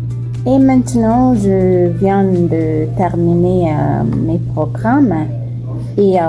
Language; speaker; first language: French; non-native, fluent; Amharic